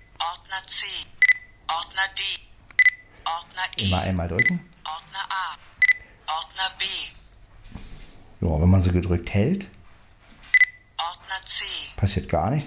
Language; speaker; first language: German; native; German